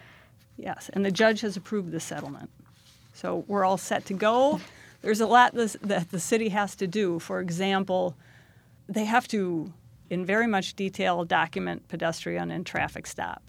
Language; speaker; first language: English; native; English